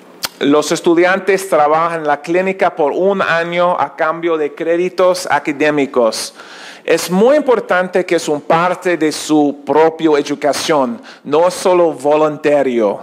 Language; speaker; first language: Spanish; non-native, learner; English